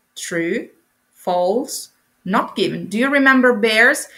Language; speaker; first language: English; non-native, fluent; Italian